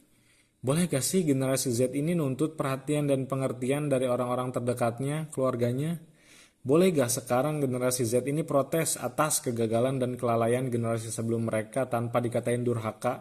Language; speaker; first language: Indonesian; native; Indonesian